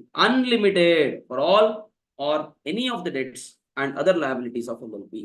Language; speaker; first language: English; non-native, local second language; Kannada